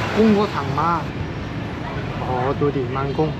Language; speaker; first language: Thai; non-native, fluent; Chinese